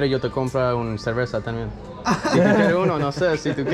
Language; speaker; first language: Spanish; non-native, learner; English